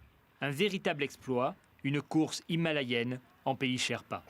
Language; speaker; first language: French; native; French